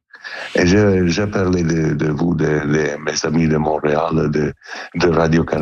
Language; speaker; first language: French; non-native, learner; Italian